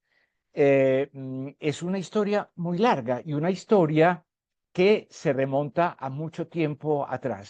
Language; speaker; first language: Spanish; native; Spanish